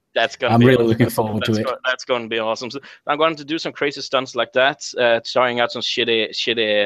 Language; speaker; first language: English; non-native, fluent; Norwegian